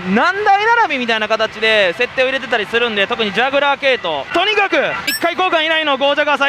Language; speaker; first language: Japanese; native; Japanese